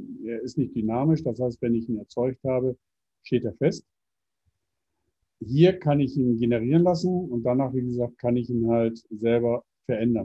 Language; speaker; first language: German; native; German